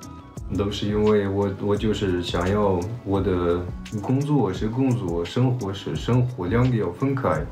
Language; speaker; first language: Chinese; early bilingual, heritage; Chinese